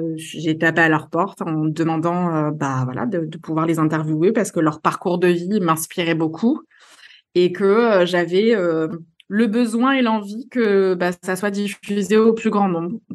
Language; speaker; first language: French; native; French